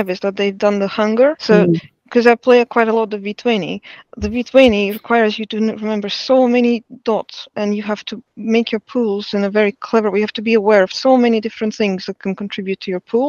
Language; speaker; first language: English; non-native, fluent; Russian